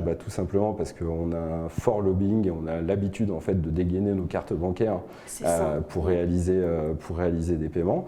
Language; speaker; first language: French; native; French